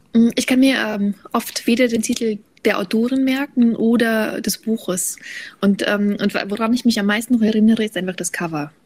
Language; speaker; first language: German; early bilingual, other home language; Russian